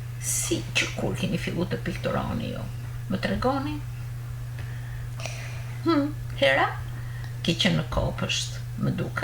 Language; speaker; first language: Albanian; native; Albanian